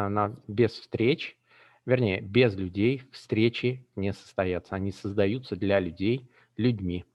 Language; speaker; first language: Russian; native; Russian